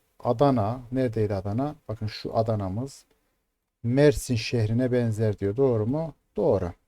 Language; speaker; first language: Turkish; native; Turkish